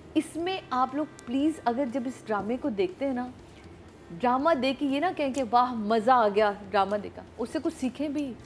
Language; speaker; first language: Urdu; native; Urdu